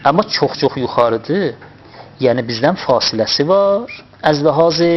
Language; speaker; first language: Persian; non-native, local second language; Azerbaijani